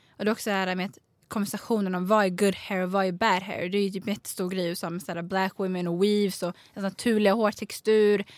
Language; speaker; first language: Swedish; early bilingual, other home language; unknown